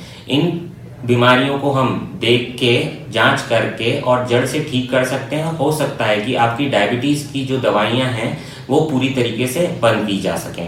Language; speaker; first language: Hindi; native; Hindi